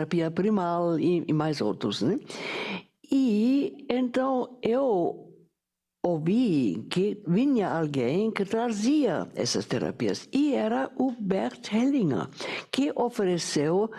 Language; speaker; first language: Portuguese; non-native, fluent; German